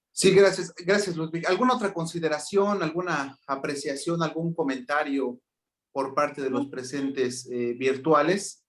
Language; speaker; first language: Spanish; native; Spanish